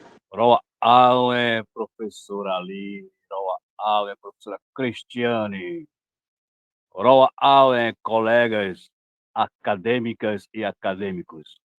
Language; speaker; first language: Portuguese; non-native, local second language; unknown